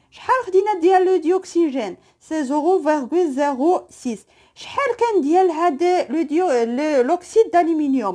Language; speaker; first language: Arabic; native; Arabic